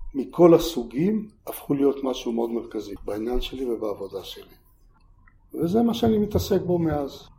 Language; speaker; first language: Hebrew; native; Hebrew